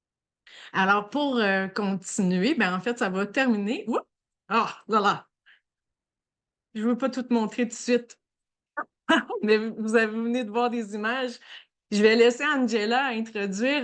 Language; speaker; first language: French; native; French